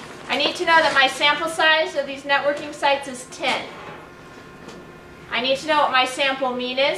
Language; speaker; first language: English; native; English